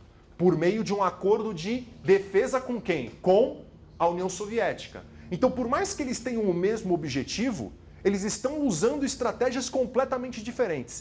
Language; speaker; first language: Portuguese; native; Portuguese